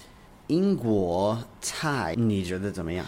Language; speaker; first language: Chinese; non-native, learner; English